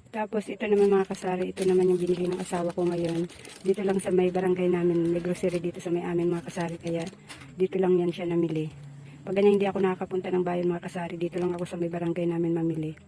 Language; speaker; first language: Filipino; non-native, local second language; Cebuano